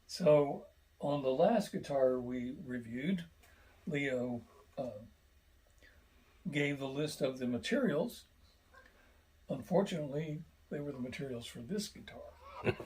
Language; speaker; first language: English; native; English